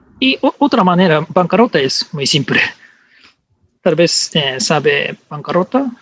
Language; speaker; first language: Spanish; non-native, learner; Japanese